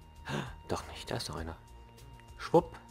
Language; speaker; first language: German; native; German